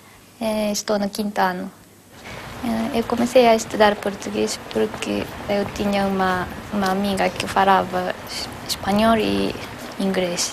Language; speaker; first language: Portuguese; non-native, fluent; Japanese